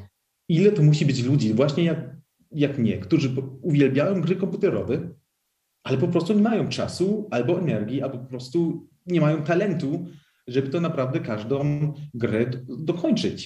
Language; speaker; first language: Polish; early bilingual, heritage; Polish